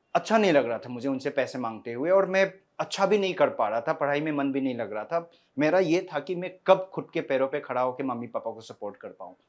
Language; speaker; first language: Hindi; non-native, local second language; Assamese